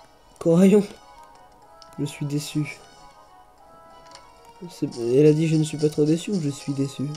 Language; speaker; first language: French; native; French